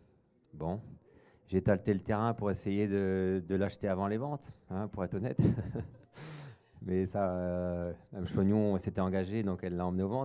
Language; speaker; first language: French; native; French